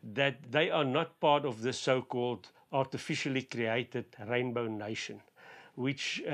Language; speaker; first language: English; non-native, fluent; Afrikaans